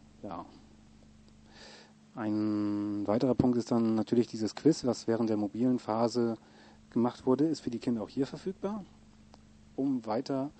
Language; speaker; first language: German; native; German